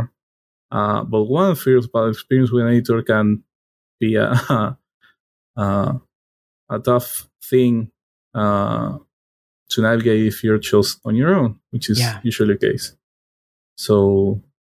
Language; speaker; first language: English; non-native, fluent; Spanish